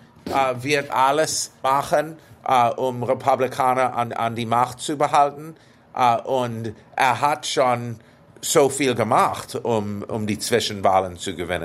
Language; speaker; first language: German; non-native, fluent; English